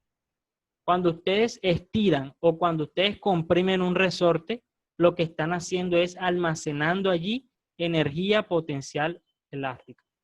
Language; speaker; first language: Spanish; native; Spanish